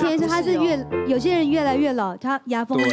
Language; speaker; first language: Chinese; native; Chinese